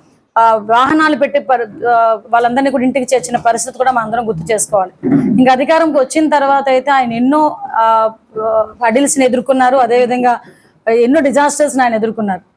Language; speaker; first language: Telugu; native; Telugu